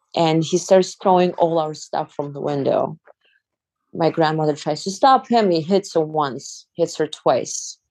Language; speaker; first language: English; non-native, fluent; Azerbaijani